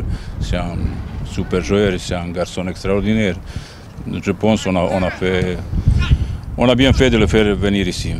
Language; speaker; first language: French; non-native, fluent; Bosnian